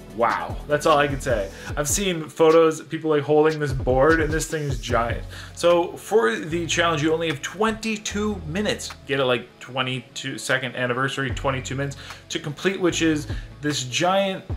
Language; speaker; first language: English; native; English